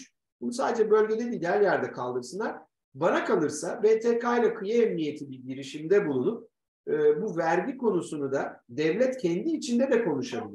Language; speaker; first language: Turkish; native; Turkish